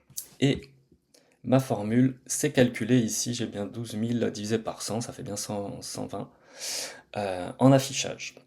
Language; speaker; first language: French; native; French